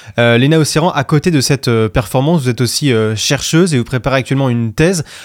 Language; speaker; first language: French; native; French